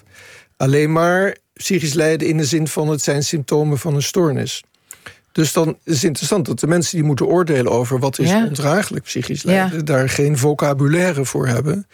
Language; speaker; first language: Dutch; native; Dutch